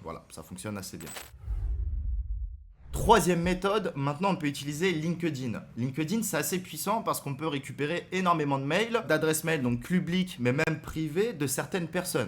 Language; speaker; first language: French; native; French